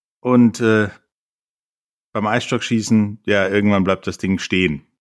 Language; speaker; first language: German; native; German